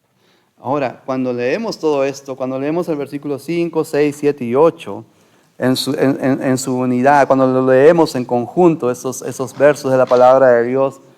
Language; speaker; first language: Spanish; native; Spanish